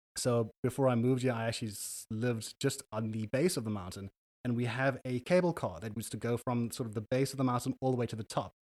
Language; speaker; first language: English; native; English